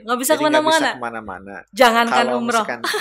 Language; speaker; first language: Indonesian; native; Indonesian